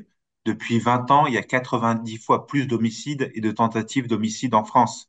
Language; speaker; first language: French; native; French